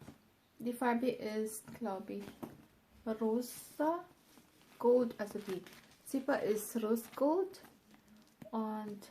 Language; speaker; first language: German; non-native, learner; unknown